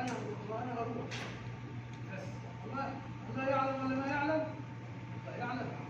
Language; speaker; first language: Arabic; non-native, learner; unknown